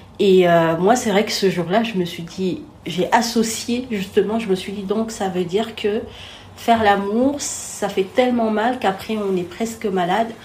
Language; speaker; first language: French; non-native, local second language; Wolof